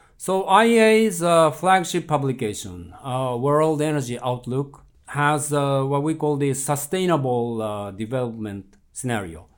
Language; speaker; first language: English; non-native, fluent; Japanese